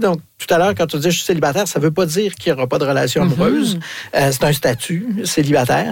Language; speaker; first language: French; native; French